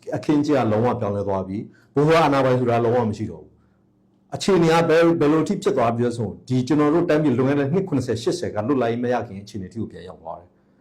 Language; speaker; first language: Burmese; non-native, local second language; S'gaw Karen